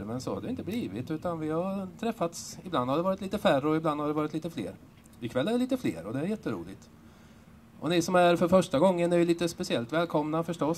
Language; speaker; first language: Swedish; native; Swedish